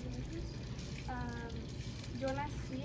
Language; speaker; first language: Spanish; early bilingual, heritage; Spanish